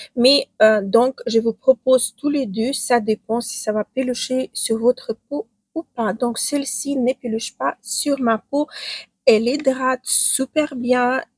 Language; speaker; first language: French; non-native, fluent; Ukrainian